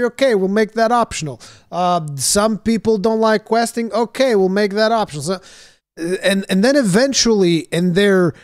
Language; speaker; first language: English; native; English